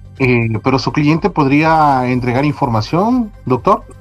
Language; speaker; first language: Spanish; native; Spanish